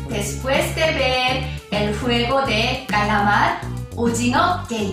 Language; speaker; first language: Spanish; non-native, fluent; Korean